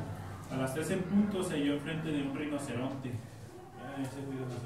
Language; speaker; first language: Spanish; native; Spanish